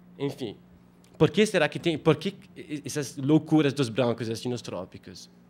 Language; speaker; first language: Portuguese; non-native, fluent; French